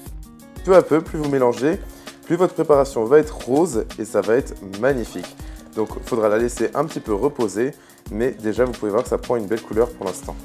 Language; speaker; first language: French; native; French